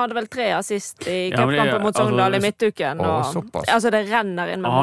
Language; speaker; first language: Norwegian; native; Norwegian